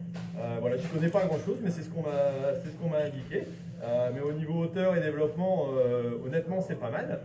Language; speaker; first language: French; native; French